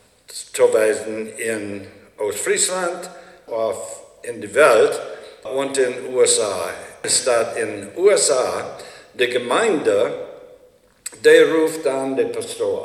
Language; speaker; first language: German; early bilingual, heritage; Low German